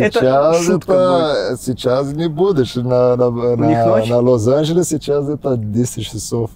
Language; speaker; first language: Russian; non-native, learner; Portuguese